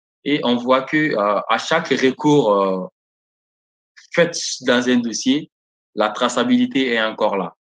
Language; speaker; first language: French; non-native, local second language; Bambara